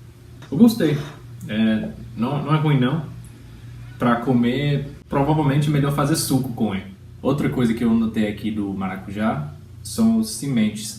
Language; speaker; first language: Portuguese; non-native, fluent; English